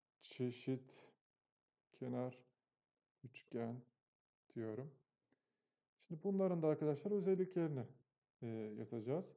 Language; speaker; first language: Turkish; native; Turkish